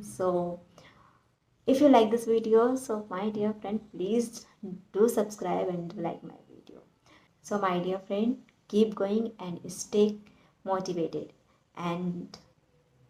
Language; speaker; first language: English; non-native, learner; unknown